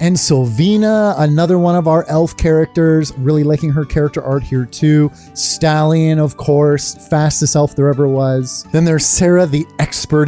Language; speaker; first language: English; native; English